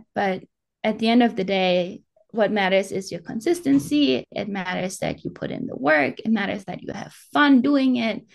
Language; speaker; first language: English; non-native, fluent; German